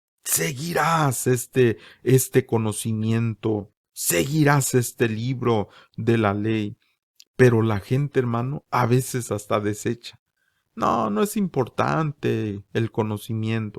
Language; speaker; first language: Spanish; native; Spanish